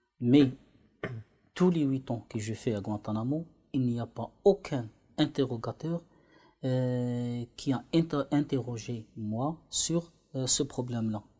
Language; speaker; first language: French; non-native, learner; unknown